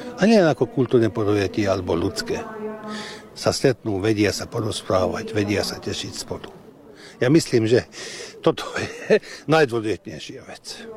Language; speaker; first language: Slovak; early bilingual, heritage; Hungarian